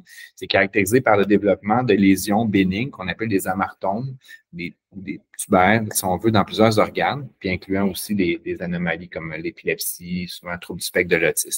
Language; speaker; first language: French; native; French